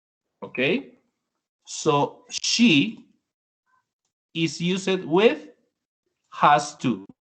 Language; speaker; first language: English; non-native, learner; Spanish